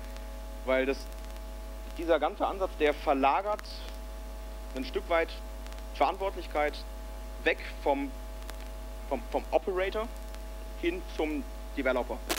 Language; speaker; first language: German; native; German